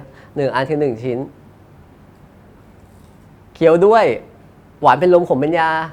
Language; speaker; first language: Thai; native; Thai